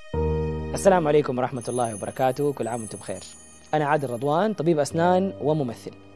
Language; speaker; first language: Arabic; native; Arabic